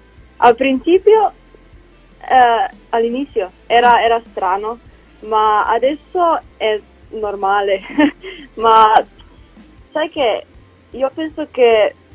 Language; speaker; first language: Italian; non-native, learner; Slovenian